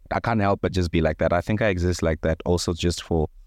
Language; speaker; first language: English; non-native, local second language; Venda